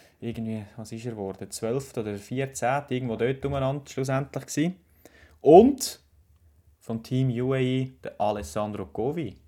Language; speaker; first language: German; native; German